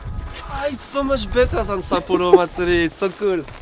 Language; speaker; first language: English; non-native, fluent; French